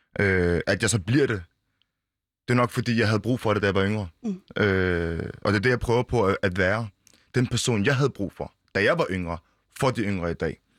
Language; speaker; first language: Danish; early bilingual, other home language; Arabic